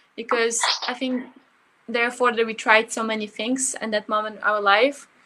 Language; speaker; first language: English; early bilingual, other home language; Ukrainian